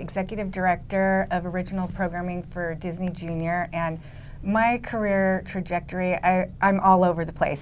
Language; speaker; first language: English; native; English